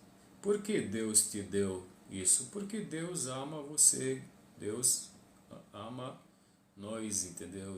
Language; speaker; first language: Portuguese; non-native, fluent; Arabic